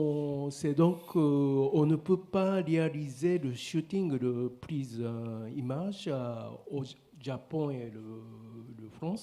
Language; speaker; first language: French; non-native, learner; Japanese